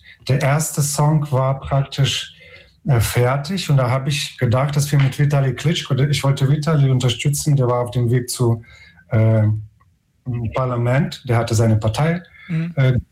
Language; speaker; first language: German; non-native, fluent; Ukrainian